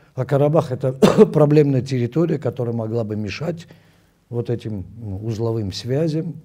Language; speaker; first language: Russian; non-native, local second language; Armenian